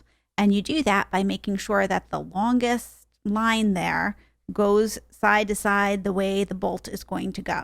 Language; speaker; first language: English; native; English